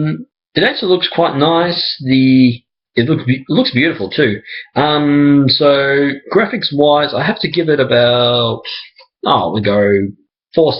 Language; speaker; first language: English; native; English